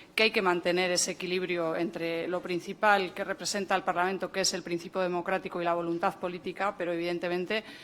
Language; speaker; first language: Spanish; native; Spanish